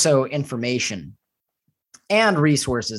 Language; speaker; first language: English; native; English